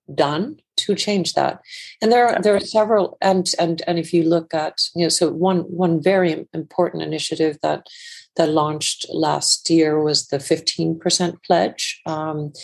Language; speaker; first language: English; non-native, fluent; Icelandic